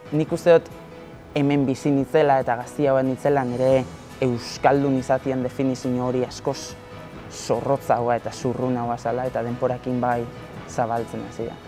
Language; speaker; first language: Basque; native; Basque